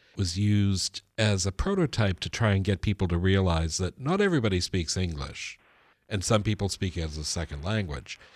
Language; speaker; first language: English; early bilingual, other home language; Italian